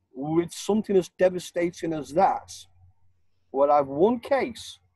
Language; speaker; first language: English; native; English